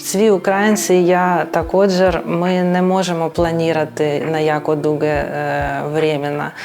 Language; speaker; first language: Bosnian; non-native, learner; Ukrainian